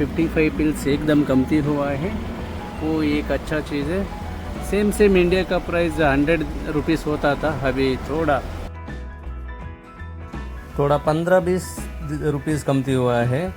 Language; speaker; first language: Hindi; non-native, local second language; Kannada